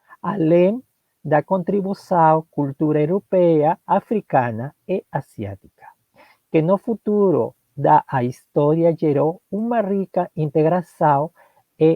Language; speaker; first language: Portuguese; non-native, learner; Spanish